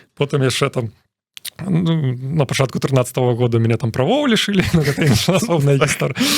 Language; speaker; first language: Belarusian; non-native, local second language; Russian